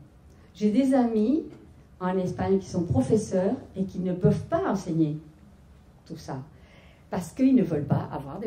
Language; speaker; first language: French; non-native, fluent; Spanish